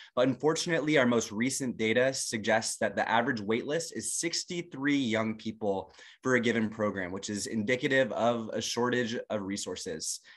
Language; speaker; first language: English; native; English